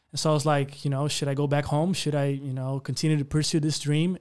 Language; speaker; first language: English; non-native, fluent; Portuguese